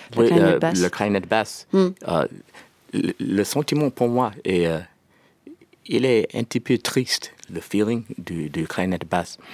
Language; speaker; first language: French; non-native, learner; English